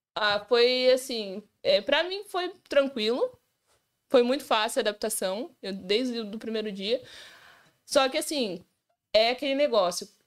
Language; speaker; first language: Portuguese; native; Portuguese